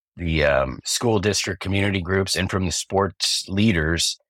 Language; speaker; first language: English; native; English